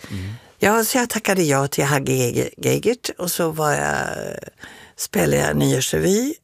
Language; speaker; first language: Swedish; native; Swedish